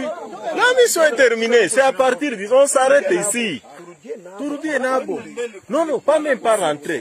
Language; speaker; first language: French; non-native, local second language; Swahili